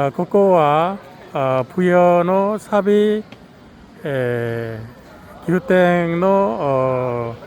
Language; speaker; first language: Japanese; non-native, learner; Korean